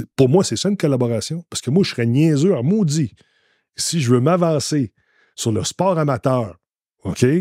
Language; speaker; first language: French; native; French